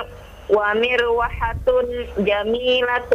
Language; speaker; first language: Arabic; non-native, learner; Indonesian